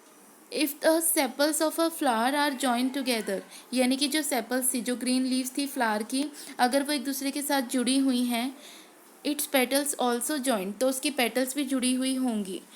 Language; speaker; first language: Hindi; native; Hindi